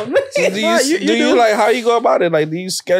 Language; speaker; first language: English; native; English